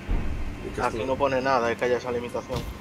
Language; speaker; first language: Spanish; native; Spanish